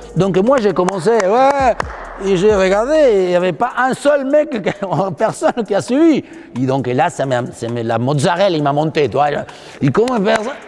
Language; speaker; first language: French; non-native, fluent; Spanish